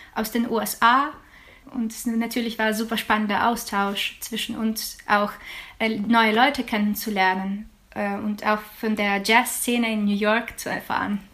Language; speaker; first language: German; non-native, fluent; Ukrainian